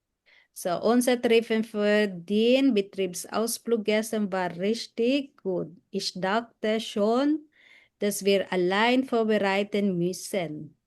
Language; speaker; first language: German; non-native, fluent; Filipino